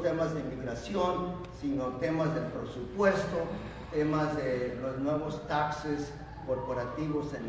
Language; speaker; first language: Spanish; early bilingual, heritage; Spanish